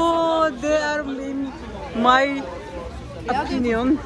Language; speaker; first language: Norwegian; non-native, learner; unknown